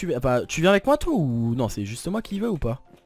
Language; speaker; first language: French; native; French